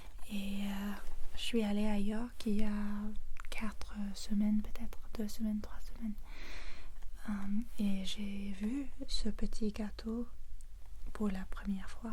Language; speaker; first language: French; non-native, fluent; English